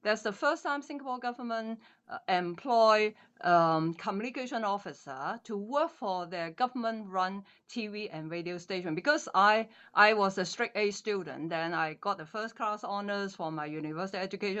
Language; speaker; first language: English; non-native, local second language; Cantonese